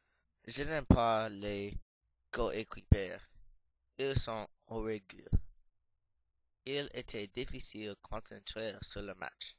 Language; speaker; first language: French; non-native, learner; English